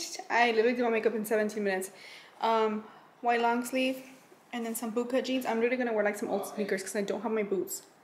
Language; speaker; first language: English; early bilingual, other home language; Spanish